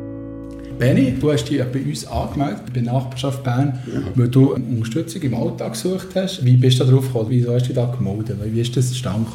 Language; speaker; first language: German; native; German